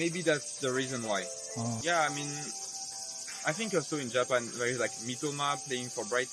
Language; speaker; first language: English; non-native, fluent; French